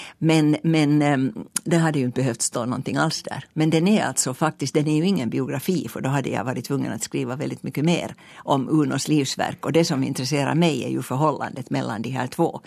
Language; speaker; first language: Swedish; native; Swedish